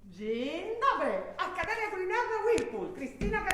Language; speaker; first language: Polish; non-native, fluent; Italian